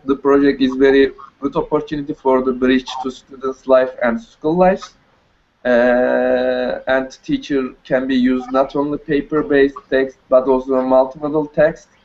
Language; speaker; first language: English; non-native, learner; Turkish